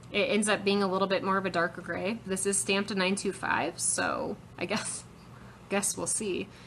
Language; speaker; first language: English; native; English